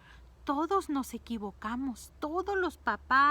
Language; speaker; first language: Spanish; native; Spanish